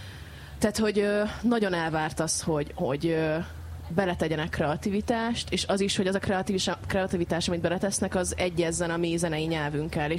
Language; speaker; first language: Hungarian; native; Hungarian